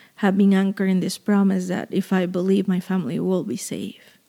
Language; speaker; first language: English; non-native, fluent; Spanish